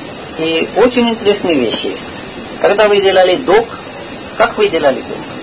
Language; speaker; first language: Russian; non-native, learner; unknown